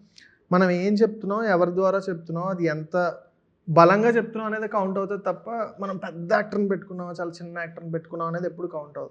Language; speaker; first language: Telugu; native; Telugu